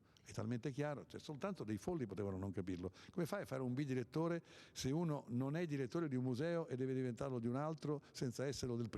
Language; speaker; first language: Italian; native; Italian